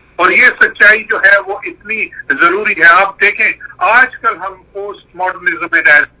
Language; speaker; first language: Urdu; non-native, local second language; Punjabi